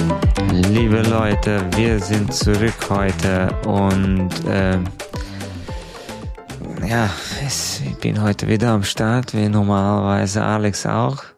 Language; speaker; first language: German; non-native, fluent; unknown